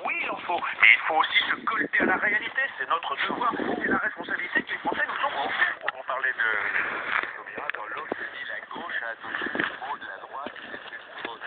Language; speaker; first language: French; native; French